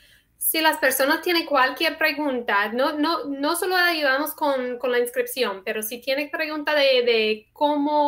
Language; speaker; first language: Spanish; non-native, fluent; English